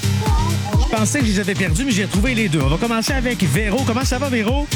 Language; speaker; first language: French; native; French